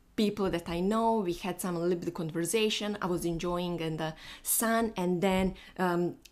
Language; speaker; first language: English; non-native, fluent; Bosnian